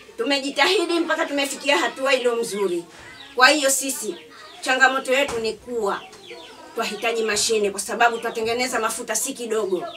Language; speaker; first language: Swahili; native; Swahili